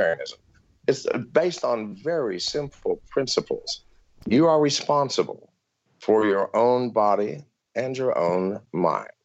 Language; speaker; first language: English; native; English